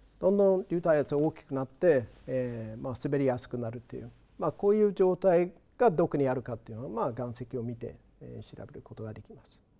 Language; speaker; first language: Japanese; non-native, fluent; English